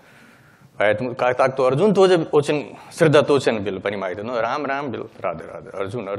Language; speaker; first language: Russian; non-native, learner; Hindi